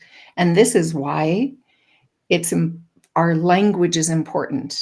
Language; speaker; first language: English; native; English